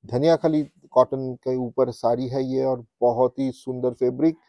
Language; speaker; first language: Hindi; non-native, local second language; Bangla